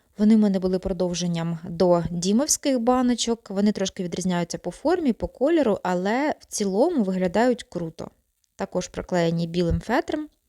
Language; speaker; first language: Ukrainian; non-native, local second language; Russian